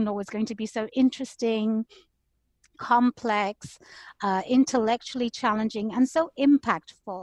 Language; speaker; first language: English; native; English